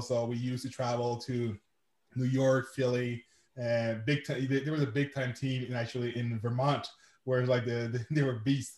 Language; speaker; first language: English; non-native, fluent; French